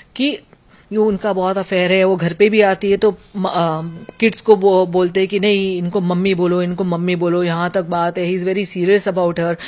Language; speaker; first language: Hindi; native; Hindi